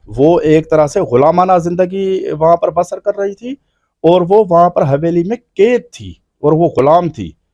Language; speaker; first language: Urdu; non-native, local second language; Sindhi